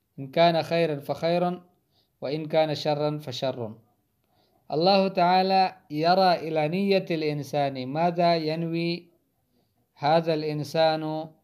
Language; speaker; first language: Arabic; non-native, fluent; Hindi